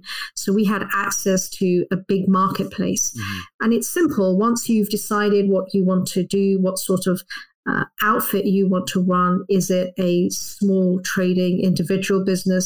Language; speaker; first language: English; native; English